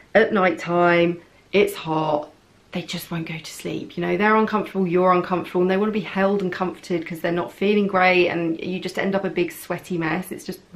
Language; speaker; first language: English; native; English